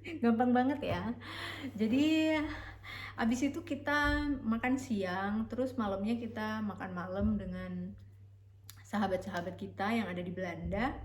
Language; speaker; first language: Indonesian; native; Indonesian